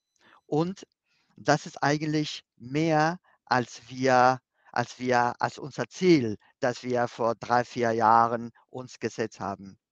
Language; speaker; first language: German; non-native, fluent; Spanish